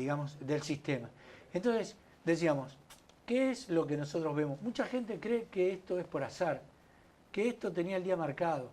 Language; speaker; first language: Spanish; native; Spanish